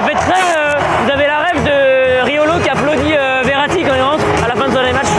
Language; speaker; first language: French; native; French